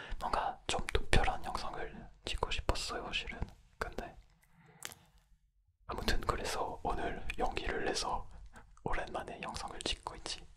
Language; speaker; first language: Korean; non-native, fluent; French